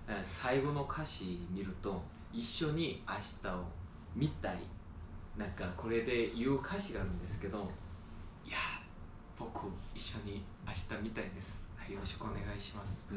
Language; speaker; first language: Japanese; non-native, learner; Korean